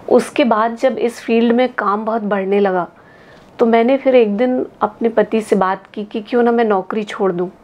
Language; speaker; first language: Hindi; native; Hindi